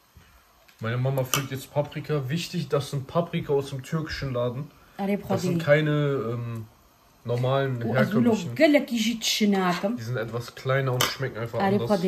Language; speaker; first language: German; early bilingual, other home language; Kurdish